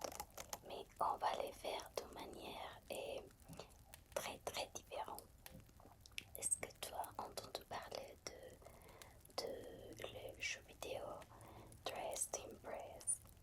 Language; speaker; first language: French; non-native, fluent; Spanish